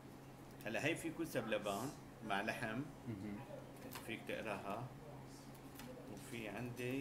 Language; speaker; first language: Arabic; native; Arabic